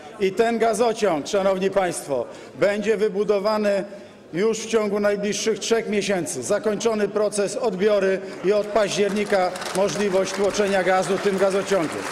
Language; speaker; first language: Polish; native; Polish